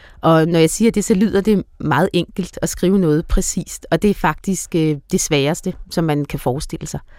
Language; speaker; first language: Danish; native; Danish